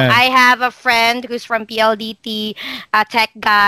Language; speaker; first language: English; non-native, local second language; Hiligaynon